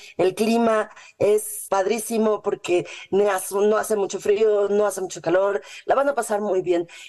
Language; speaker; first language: Spanish; native; Spanish